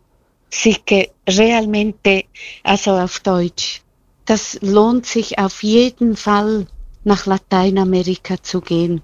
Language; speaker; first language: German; non-native, local second language; Italian